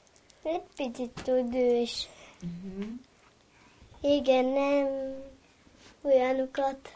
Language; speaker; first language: Hungarian; early bilingual, heritage; Hungarian